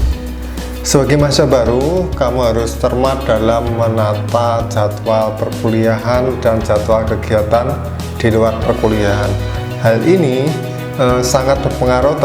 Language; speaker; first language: Indonesian; native; Indonesian